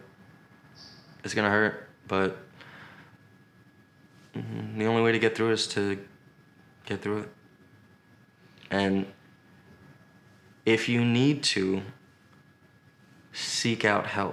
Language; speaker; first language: English; native; English